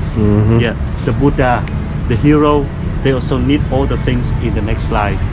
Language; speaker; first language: English; non-native, fluent; Vietnamese